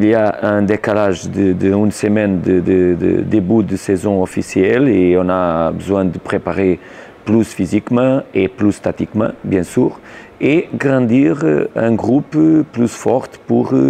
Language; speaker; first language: French; non-native, learner; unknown